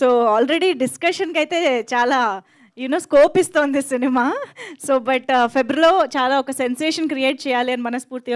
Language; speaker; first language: Telugu; native; Telugu